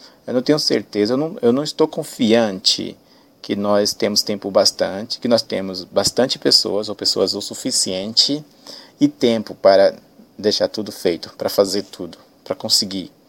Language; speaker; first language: Portuguese; native; Portuguese